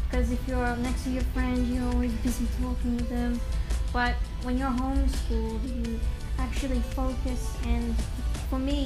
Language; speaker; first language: English; native; English